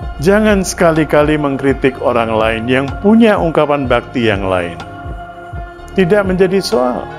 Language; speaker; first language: Indonesian; early bilingual, other home language; Sindhi